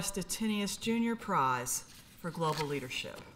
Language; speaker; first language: English; native; English